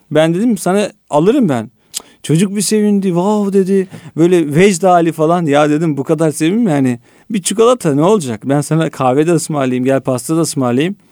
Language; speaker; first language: Turkish; native; Turkish